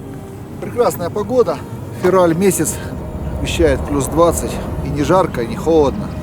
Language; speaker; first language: Russian; native; Russian